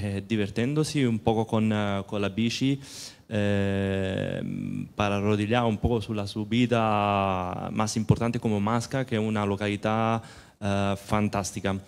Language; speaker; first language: Spanish; non-native, fluent; Italian